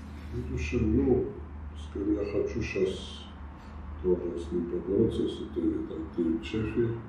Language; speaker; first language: Russian; non-native, fluent; Georgian